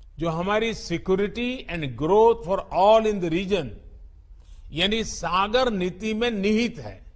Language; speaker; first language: Hindi; non-native, local second language; Gujarati